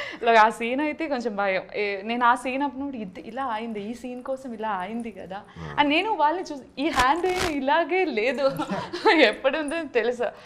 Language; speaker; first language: Telugu; non-native, learner; Malayalam